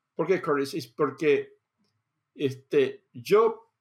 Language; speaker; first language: Spanish; native; Spanish